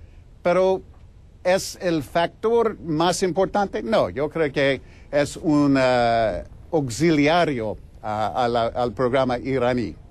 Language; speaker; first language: Spanish; non-native, fluent; English